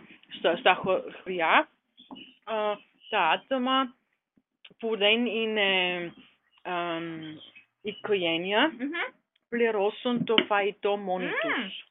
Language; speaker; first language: Greek; non-native, learner; German